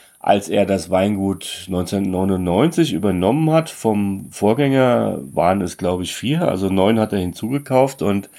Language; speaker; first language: German; native; German